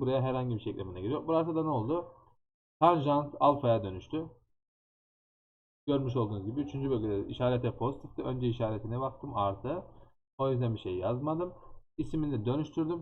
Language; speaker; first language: Turkish; native; Turkish